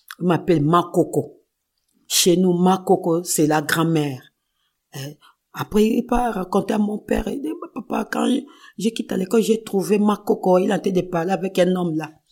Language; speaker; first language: French; non-native, local second language; Kongo